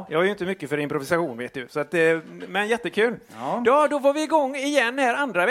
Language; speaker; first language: Swedish; native; Swedish